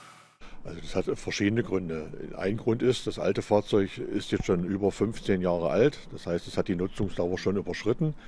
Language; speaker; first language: German; native; German